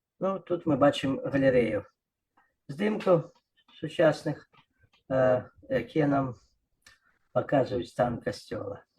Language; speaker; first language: Belarusian; non-native, local second language; Russian